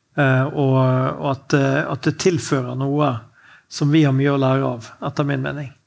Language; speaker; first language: Norwegian; native; Norwegian